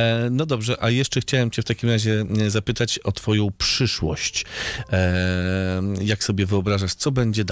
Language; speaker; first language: Polish; native; Polish